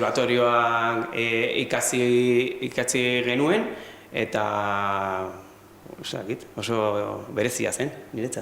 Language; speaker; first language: Basque; non-native, local second language; Spanish